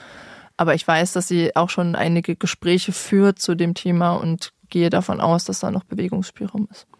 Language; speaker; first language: German; native; German